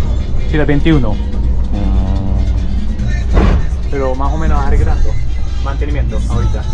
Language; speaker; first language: Spanish; non-native, learner; Japanese